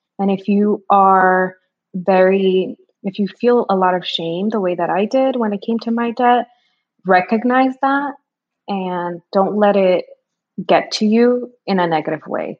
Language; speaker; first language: English; early bilingual, other home language; Spanish